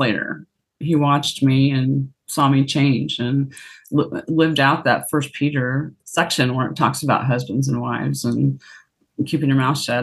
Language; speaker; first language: English; native; English